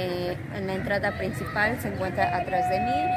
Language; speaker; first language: Spanish; native; Spanish